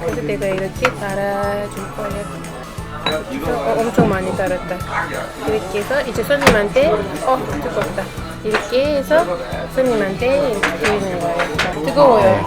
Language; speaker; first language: Korean; non-native, fluent; Uzbek